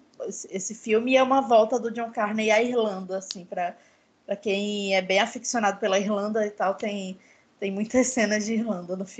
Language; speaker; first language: Portuguese; native; Portuguese